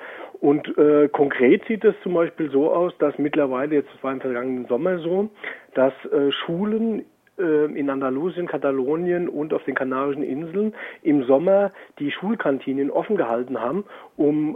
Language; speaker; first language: German; native; German